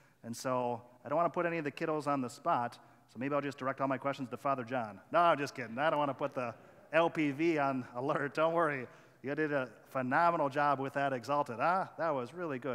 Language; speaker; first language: English; native; English